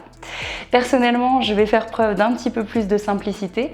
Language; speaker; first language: French; native; French